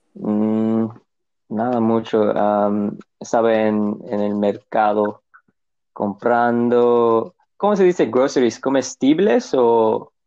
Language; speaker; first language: Spanish; non-native, learner; English